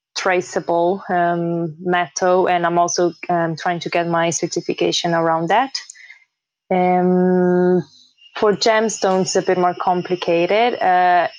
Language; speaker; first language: English; early bilingual, heritage; Portuguese